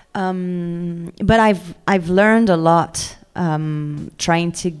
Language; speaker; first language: English; non-native, fluent; French